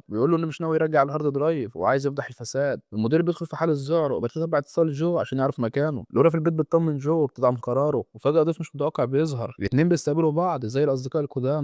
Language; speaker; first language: Arabic; native; Arabic